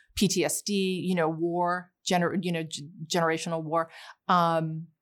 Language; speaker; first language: English; early bilingual, other home language; Polish